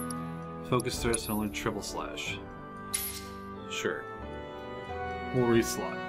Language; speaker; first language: English; native; English